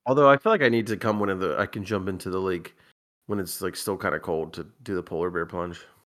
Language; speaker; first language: English; native; English